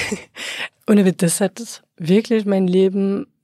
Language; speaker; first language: German; non-native, fluent; French